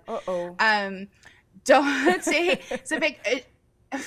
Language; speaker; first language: French; native; French